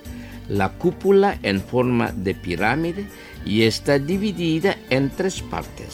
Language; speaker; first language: Spanish; non-native, fluent; Indonesian